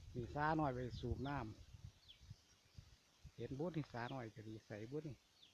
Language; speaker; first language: Thai; native; Thai